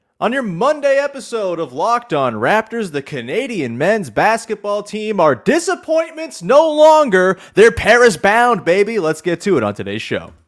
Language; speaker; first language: English; native; English